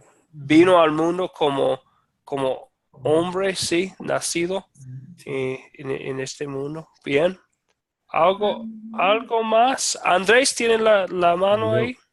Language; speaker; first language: Spanish; non-native, fluent; English